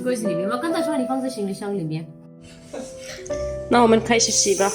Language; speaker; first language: Chinese; non-native, fluent; Urdu